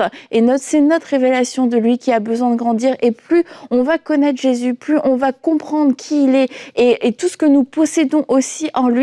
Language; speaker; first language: French; native; French